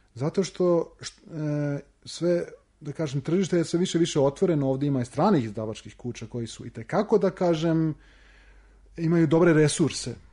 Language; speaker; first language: Serbian; early bilingual, heritage; Serbian